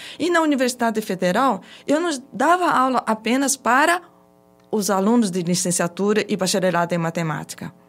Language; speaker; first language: Portuguese; early bilingual, other home language; Japanese